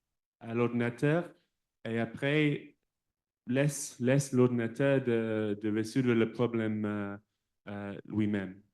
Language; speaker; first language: French; non-native, fluent; English